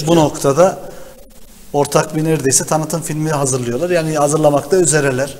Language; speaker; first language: Turkish; native; Turkish